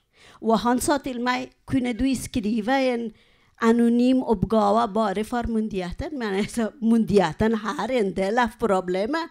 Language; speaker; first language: Norwegian; non-native, learner; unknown